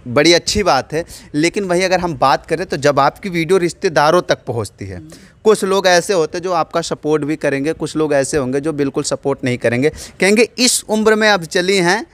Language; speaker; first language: Hindi; native; Hindi